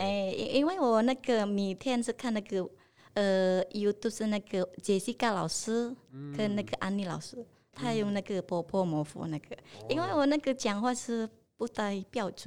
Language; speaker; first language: Chinese; non-native, learner; Indonesian